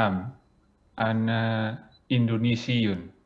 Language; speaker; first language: Arabic; non-native, learner; Indonesian